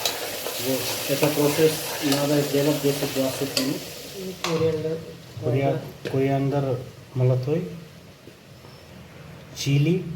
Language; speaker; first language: Russian; non-native, learner; Hindi